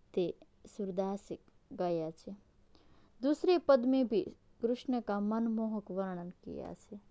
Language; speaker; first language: Hindi; non-native, local second language; Gujarati